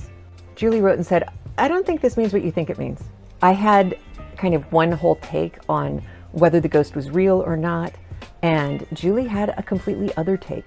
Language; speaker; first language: English; native; English